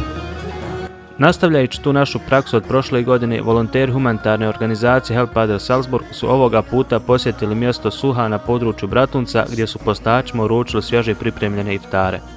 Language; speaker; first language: Bosnian; native; Bosnian